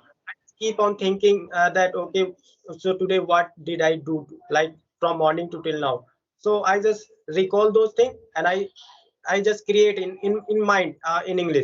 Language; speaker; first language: English; non-native, local second language; Hindi